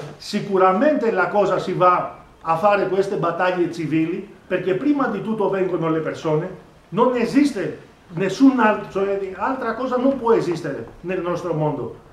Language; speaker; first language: Italian; non-native, fluent; Greek